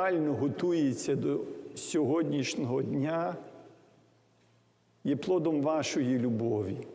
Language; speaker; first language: Ukrainian; early bilingual, heritage; English